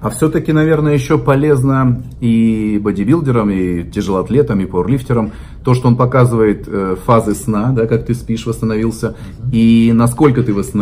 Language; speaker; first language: Russian; native; Russian